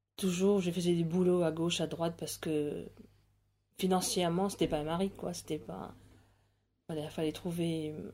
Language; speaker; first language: French; non-native, local second language; Morisyen